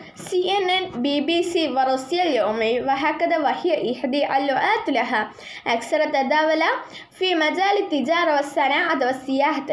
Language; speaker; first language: Arabic; non-native, learner; Malayalam